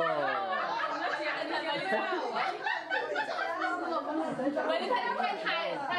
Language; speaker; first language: Chinese; native; Chinese